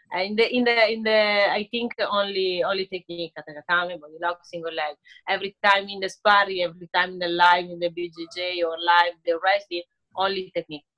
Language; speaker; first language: English; non-native, learner; Italian